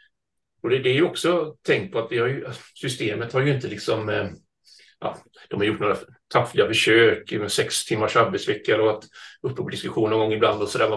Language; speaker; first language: Swedish; native; Swedish